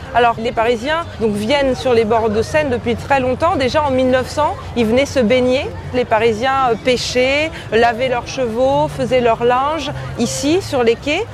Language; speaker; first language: French; native; French